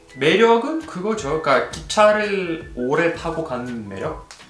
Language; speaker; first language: Korean; non-native, fluent; Russian